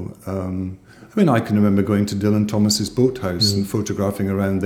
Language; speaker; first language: English; native; English